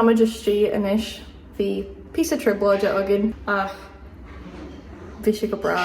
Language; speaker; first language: Irish; non-native, learner; English